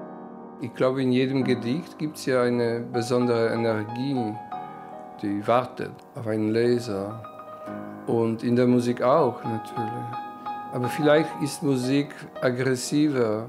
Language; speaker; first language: German; non-native, fluent; Polish